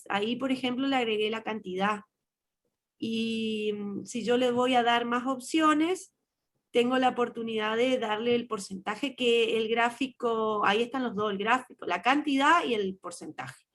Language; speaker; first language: Spanish; native; Spanish